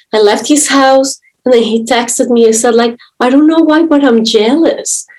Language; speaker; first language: English; non-native, fluent; Spanish